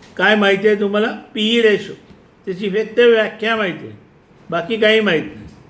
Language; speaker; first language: Marathi; non-native, local second language; Gujarati